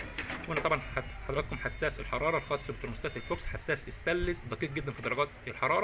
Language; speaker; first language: Arabic; native; Arabic